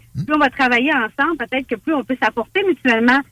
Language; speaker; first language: French; native; French